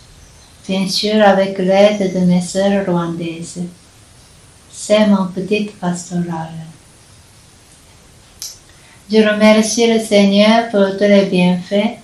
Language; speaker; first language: French; non-native, fluent; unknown